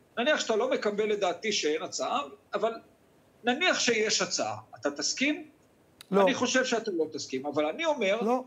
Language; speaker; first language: Hebrew; native; Hebrew